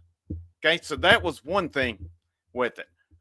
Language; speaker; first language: English; native; English